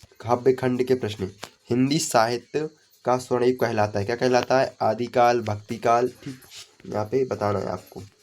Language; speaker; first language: Hindi; native; Hindi